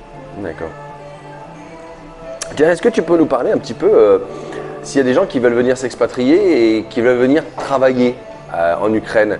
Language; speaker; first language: French; native; French